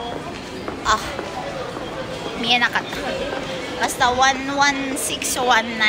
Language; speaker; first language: Japanese; early bilingual, other home language; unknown